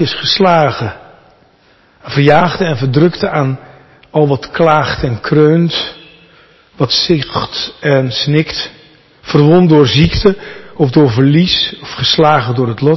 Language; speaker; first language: Dutch; native; Dutch